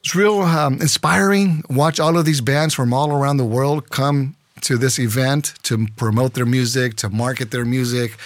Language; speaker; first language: English; early bilingual, other home language; Spanish